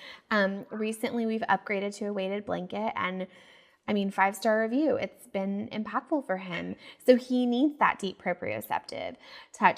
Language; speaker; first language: English; native; English